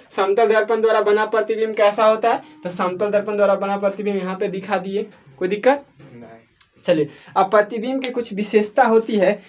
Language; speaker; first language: Hindi; native; Hindi